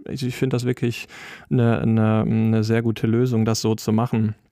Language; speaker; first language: German; native; German